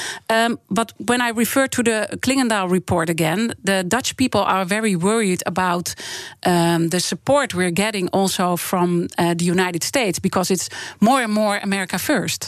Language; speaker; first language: English; non-native, fluent; Dutch